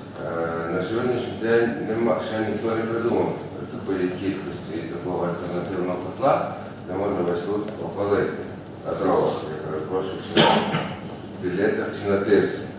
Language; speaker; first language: Ukrainian; native; Ukrainian